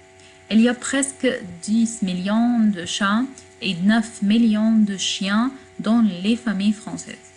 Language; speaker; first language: French; non-native, fluent; Arabic